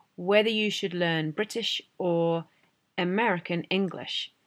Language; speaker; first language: English; native; English